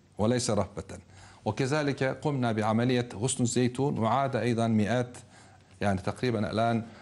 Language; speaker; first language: Arabic; non-native, fluent; Turkish